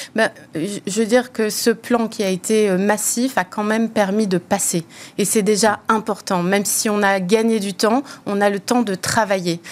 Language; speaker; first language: French; native; French